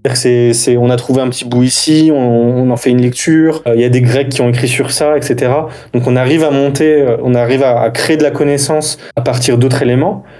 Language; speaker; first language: French; native; French